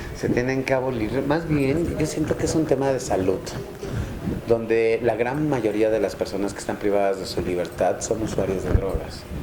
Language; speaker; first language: Spanish; native; Spanish